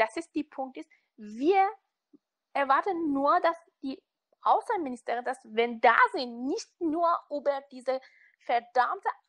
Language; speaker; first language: German; non-native, learner; Persian